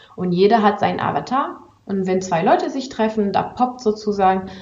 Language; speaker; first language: German; non-native, fluent; French